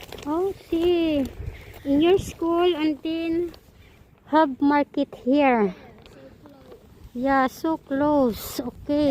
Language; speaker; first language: English; non-native, learner; Filipino